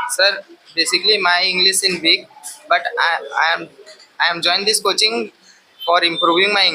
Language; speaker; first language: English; non-native, learner; Hindi